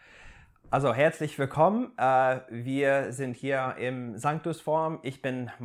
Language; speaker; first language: German; non-native, fluent; English